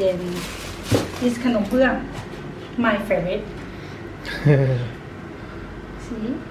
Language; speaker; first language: English; non-native, fluent; Thai